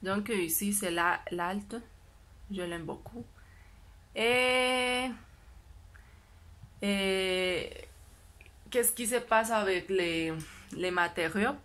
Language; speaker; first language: French; non-native, learner; Spanish